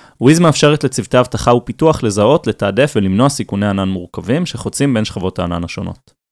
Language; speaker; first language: Hebrew; native; Hebrew